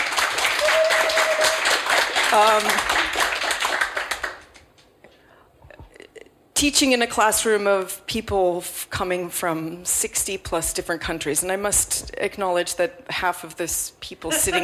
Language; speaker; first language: English; native; English